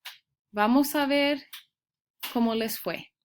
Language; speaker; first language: Spanish; early bilingual, heritage; Spanish